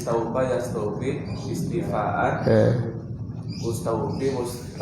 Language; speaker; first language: Arabic; non-native, learner; Indonesian